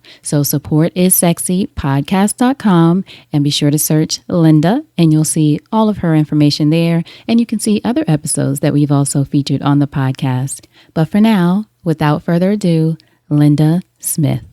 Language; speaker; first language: English; native; English